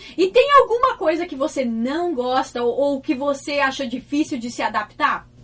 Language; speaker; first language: Portuguese; native; Portuguese